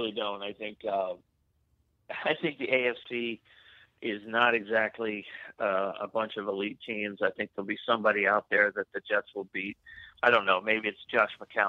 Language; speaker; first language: English; native; English